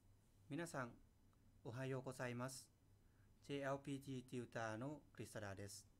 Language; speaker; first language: Japanese; non-native, fluent; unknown